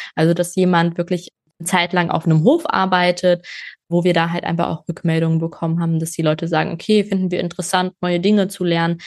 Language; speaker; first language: German; native; German